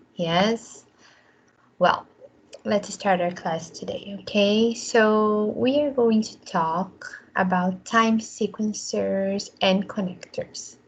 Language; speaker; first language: English; non-native, fluent; Portuguese